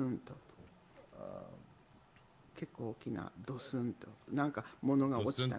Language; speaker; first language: Japanese; native; Japanese